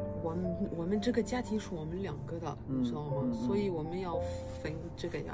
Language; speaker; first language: Chinese; non-native, fluent; French